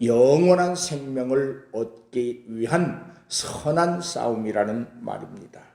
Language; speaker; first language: Korean; native; Korean